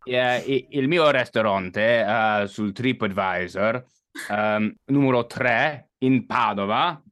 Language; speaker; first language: Italian; non-native, learner; English